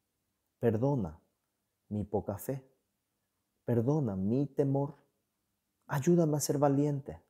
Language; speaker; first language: Spanish; native; Spanish